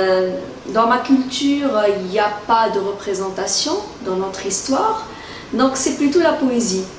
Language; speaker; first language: French; non-native, local second language; Arabic